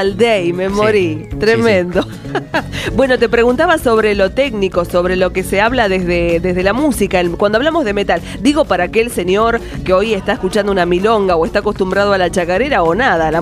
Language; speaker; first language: Spanish; native; Spanish